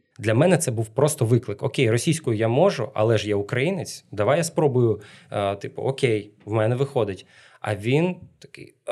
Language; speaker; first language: Ukrainian; non-native, local second language; Russian